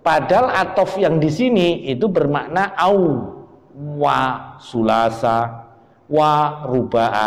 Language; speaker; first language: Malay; non-native, local second language; Javanese